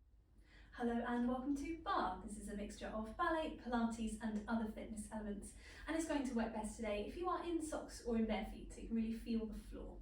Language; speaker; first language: English; native; English